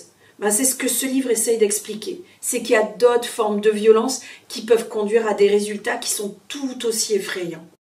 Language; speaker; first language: French; native; French